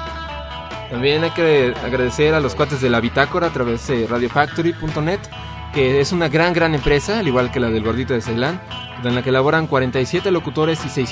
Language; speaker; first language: Spanish; native; Spanish